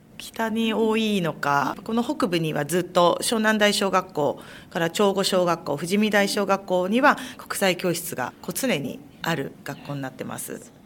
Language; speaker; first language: Japanese; native; Japanese